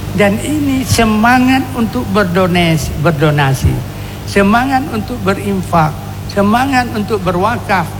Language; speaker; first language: Indonesian; non-native, local second language; Achinese